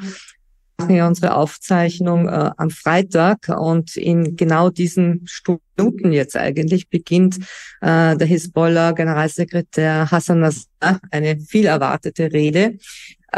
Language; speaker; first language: German; native; German